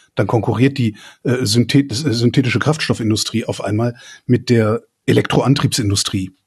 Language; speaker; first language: German; native; German